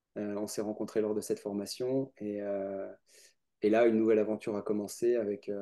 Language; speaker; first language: French; native; French